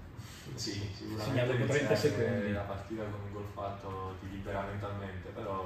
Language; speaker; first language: Italian; native; Italian